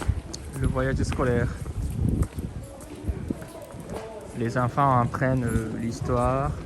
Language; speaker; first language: French; non-native, fluent; Japanese